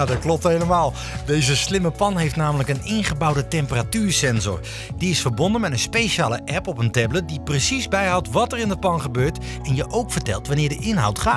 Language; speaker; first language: Dutch; native; Dutch